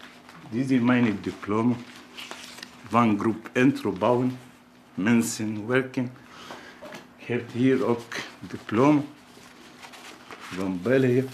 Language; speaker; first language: Dutch; non-native, learner; Arabic